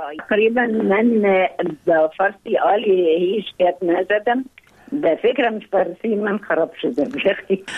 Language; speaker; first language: Persian; non-native, fluent; Arabic